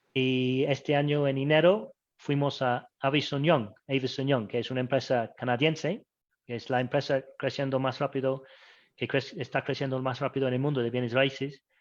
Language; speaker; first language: Spanish; non-native, fluent; English